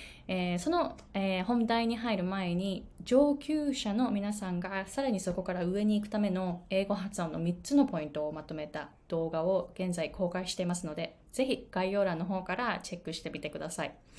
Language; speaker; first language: Japanese; native; Japanese